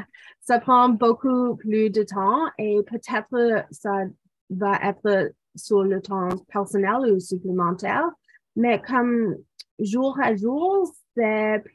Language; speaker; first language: French; non-native, local second language; English